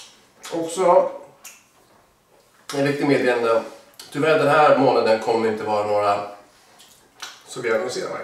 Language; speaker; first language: Swedish; native; Swedish